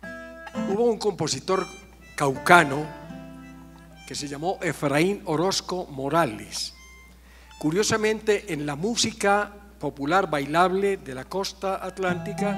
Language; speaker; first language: Spanish; native; Spanish